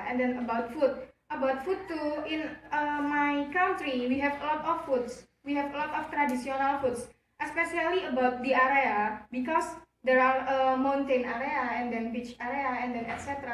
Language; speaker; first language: English; non-native, learner; Javanese